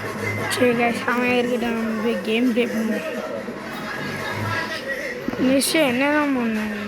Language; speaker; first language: Tamil; native; Tamil